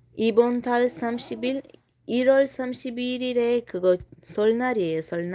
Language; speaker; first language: Korean; non-native, fluent; Tajik